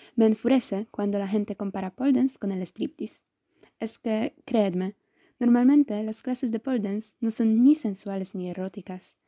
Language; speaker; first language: Spanish; non-native, fluent; Polish